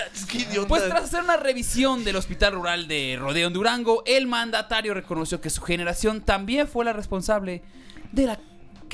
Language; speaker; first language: Spanish; native; Spanish